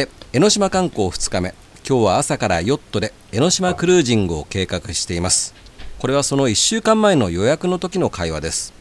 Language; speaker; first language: Japanese; native; Japanese